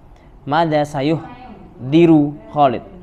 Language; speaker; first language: Arabic; non-native, fluent; Indonesian